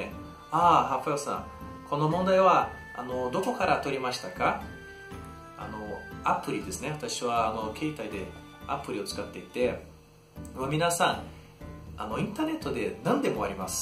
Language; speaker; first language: Japanese; non-native, fluent; Portuguese